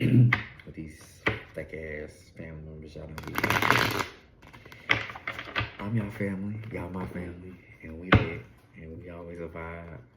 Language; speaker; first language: English; native; English